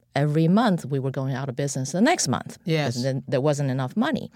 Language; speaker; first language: English; non-native, fluent; Chinese